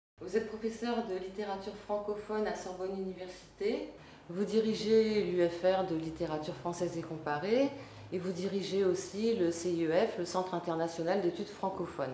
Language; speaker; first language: French; native; French